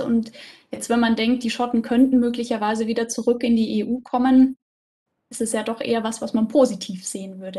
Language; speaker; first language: German; native; German